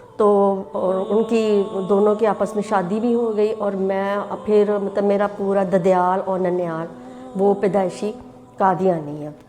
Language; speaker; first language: Urdu; native; Urdu